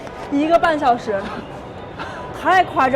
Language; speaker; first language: Chinese; native; Chinese